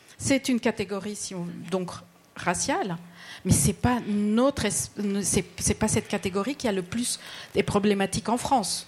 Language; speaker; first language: French; non-native, fluent; Spanish